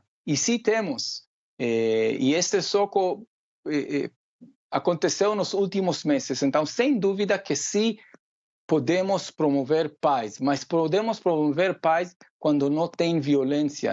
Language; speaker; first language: Portuguese; non-native, fluent; Hebrew